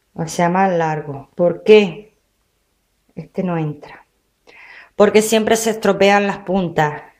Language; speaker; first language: Spanish; native; Spanish